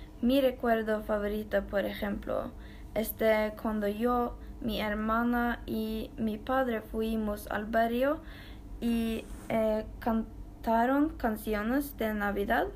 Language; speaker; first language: Spanish; non-native, learner; Norwegian